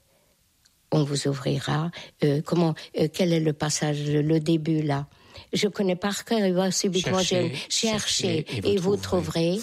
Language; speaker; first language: French; non-native, fluent; Hungarian